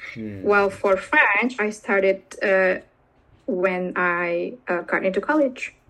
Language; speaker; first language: English; non-native, fluent; Indonesian